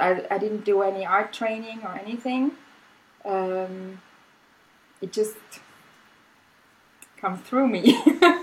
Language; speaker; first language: English; non-native, fluent; German